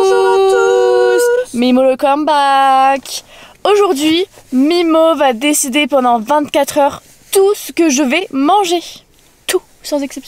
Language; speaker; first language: French; native; French